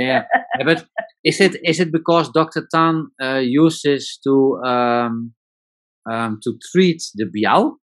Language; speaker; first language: English; non-native, learner; Dutch